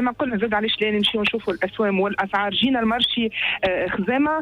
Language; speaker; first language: Arabic; native; Arabic